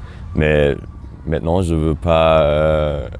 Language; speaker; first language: French; non-native, fluent; German